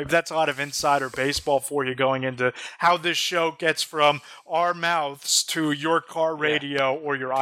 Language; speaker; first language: English; native; English